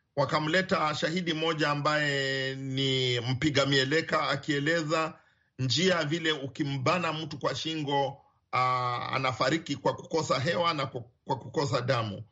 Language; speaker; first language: Swahili; non-native, local second language; Luyia